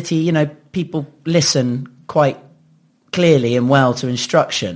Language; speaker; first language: English; native; English